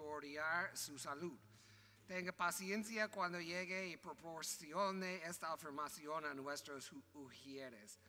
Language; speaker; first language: Spanish; non-native, learner; English